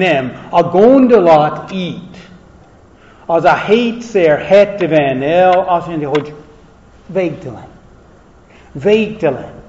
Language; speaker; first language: Hungarian; non-native, fluent; English